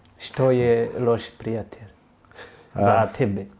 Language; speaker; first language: Bosnian; non-native, learner; Rundi